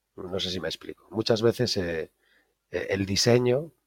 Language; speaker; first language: Spanish; native; Spanish